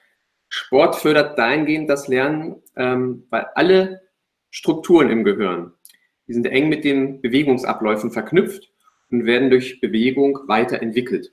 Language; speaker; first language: German; native; German